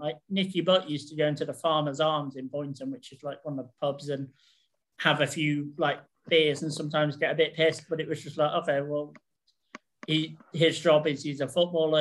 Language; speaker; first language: English; native; English